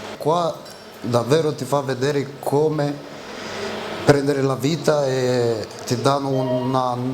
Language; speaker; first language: Italian; non-native, fluent; Romanian